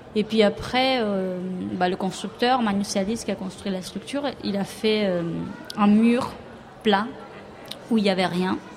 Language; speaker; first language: French; non-native, fluent; Spanish